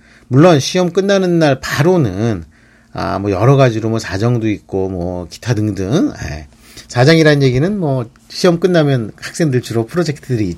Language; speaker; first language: Korean; native; Korean